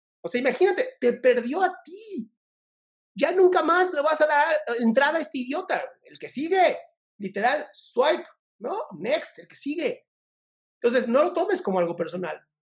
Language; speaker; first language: Spanish; native; Spanish